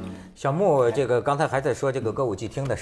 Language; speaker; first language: Chinese; native; Chinese